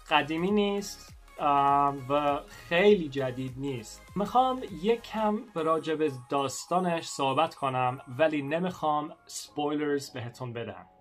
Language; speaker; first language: Persian; early bilingual, other home language; English